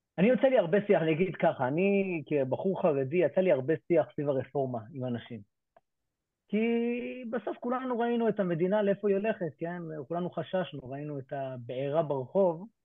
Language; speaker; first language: Hebrew; native; Hebrew